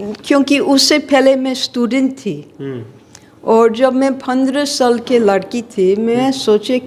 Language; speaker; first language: Hindi; non-native, fluent; English